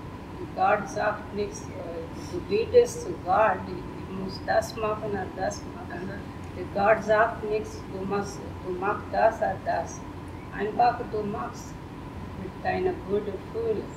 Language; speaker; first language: German; non-native, learner; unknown